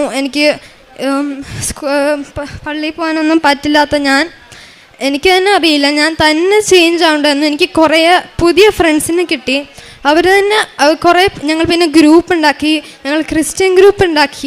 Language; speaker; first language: Malayalam; early bilingual, heritage; Malayalam